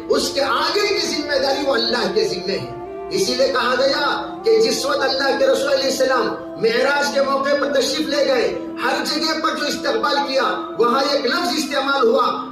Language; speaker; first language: Urdu; native; Urdu